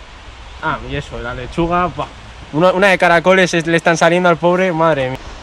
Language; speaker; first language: Spanish; native; Spanish